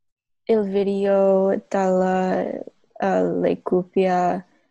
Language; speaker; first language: Italian; non-native, learner; English